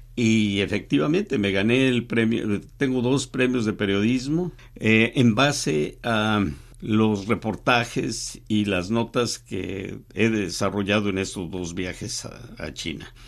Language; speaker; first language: Spanish; native; Spanish